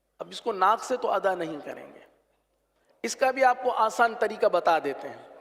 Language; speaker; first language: Urdu; native; Urdu